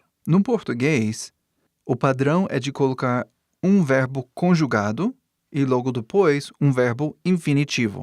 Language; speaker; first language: Portuguese; non-native, fluent; English